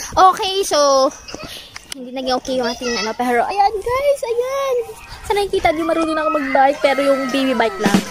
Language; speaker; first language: Filipino; non-native, local second language; Cebuano